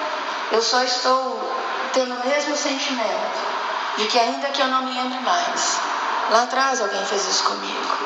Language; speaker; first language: Portuguese; native; Portuguese